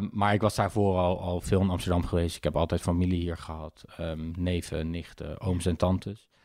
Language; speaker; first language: Dutch; native; Dutch